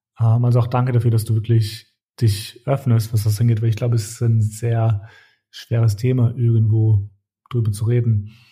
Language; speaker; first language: German; early bilingual, other home language; Albanian